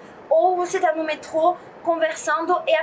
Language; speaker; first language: Portuguese; non-native, fluent; French